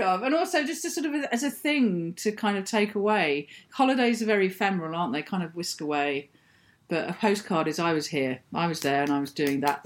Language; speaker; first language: English; native; English